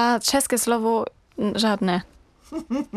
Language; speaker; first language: Czech; non-native, learner; German